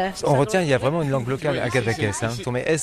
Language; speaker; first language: French; native; French